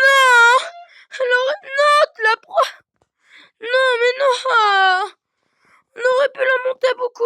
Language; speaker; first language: French; native; French